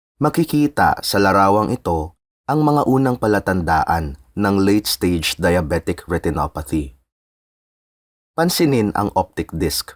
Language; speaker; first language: Filipino; native; Filipino